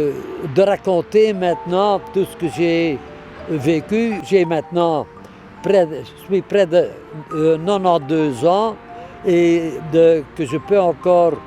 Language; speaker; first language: French; non-native, local second language; Dutch